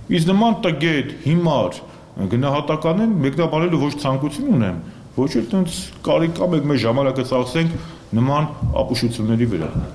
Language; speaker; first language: Armenian; native; Armenian